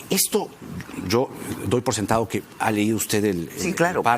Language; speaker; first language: Spanish; native; Spanish